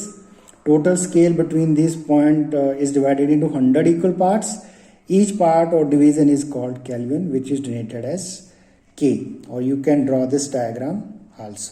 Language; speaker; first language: English; non-native, local second language; Hindi